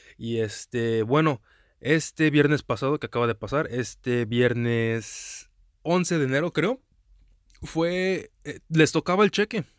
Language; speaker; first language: Spanish; early bilingual, heritage; Spanish